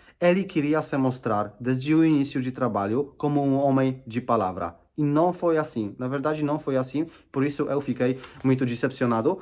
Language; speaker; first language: Portuguese; non-native, fluent; Polish